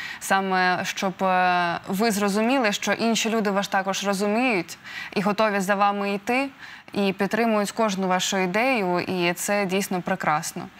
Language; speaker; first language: Ukrainian; native; Ukrainian